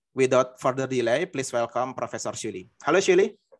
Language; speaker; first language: English; non-native, fluent; Indonesian